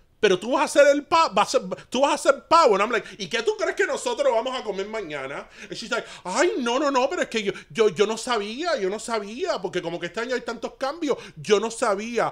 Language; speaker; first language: Spanish; early bilingual, heritage; Spanish